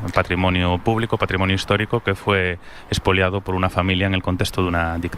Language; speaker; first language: Spanish; non-native, local second language; Galician